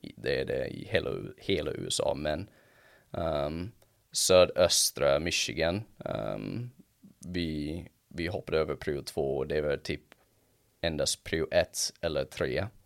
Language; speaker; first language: Swedish; non-native, fluent; English